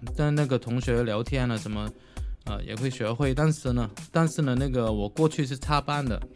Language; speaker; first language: Chinese; non-native, fluent; Cantonese